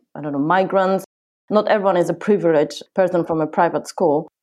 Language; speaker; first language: English; non-native, fluent; Polish